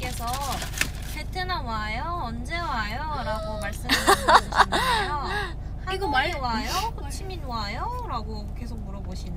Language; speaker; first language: Korean; non-native, fluent; Vietnamese